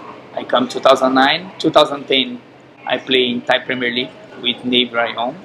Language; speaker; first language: English; non-native, learner; Portuguese